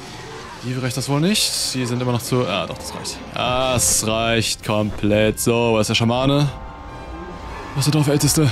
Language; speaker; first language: German; native; German